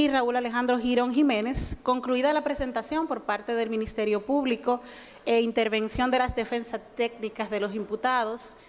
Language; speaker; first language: Spanish; native; Spanish